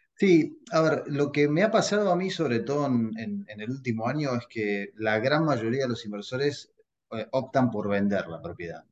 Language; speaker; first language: Spanish; native; Spanish